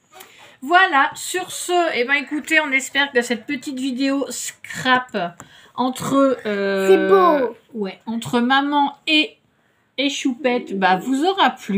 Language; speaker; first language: French; native; French